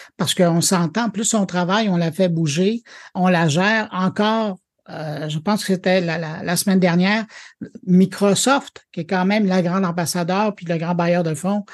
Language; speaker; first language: French; native; French